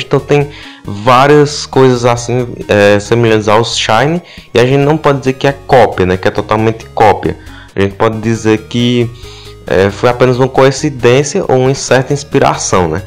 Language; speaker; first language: Portuguese; native; Portuguese